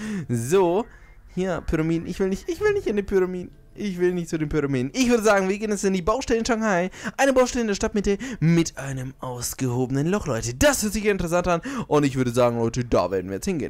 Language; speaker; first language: German; native; German